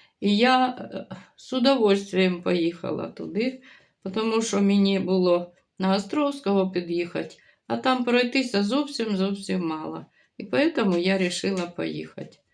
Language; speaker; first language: Ukrainian; native; Ukrainian